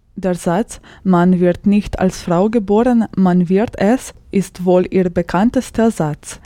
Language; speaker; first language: German; native; German